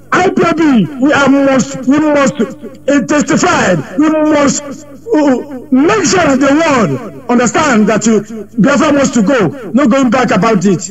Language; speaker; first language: English; non-native, local second language; Igbo